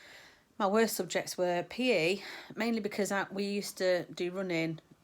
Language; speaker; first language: English; native; English